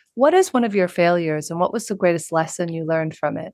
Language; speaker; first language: English; native; English